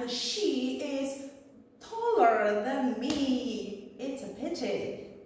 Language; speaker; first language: English; non-native, fluent; Czech